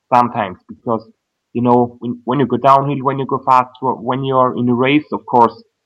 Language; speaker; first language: English; non-native, fluent; German